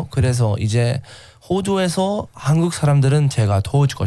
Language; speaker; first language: Korean; non-native, learner; English